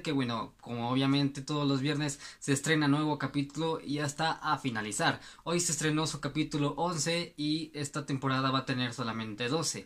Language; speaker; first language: Spanish; native; Spanish